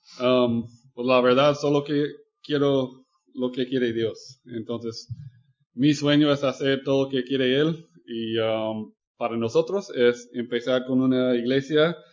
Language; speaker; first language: Spanish; non-native, fluent; English